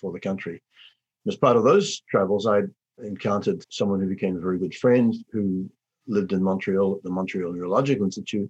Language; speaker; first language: English; native; English